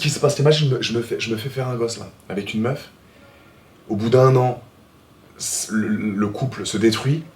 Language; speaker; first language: French; native; French